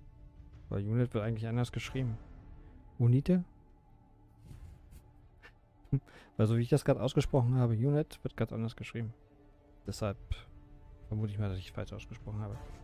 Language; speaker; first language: German; native; German